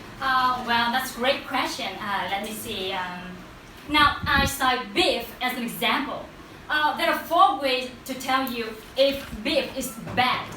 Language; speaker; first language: English; non-native, learner; Vietnamese